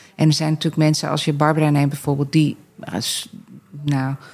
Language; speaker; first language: Dutch; native; Dutch